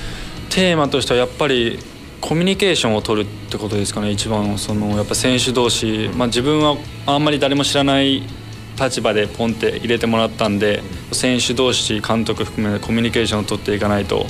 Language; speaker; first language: Japanese; native; Japanese